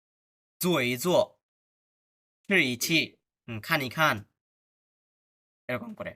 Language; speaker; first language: Chinese; non-native, fluent; Bangla